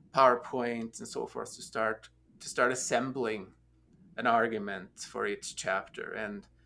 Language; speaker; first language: English; non-native, fluent; Norwegian